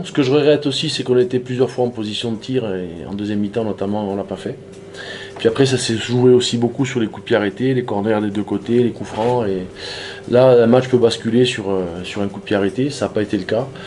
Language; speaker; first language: French; native; French